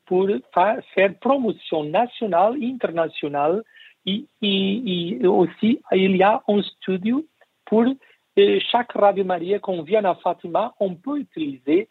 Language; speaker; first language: French; non-native, learner; Portuguese